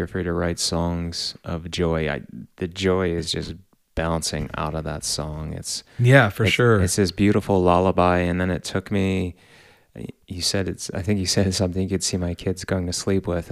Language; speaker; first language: English; native; English